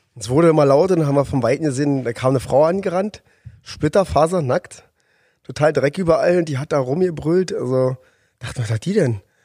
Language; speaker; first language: German; native; German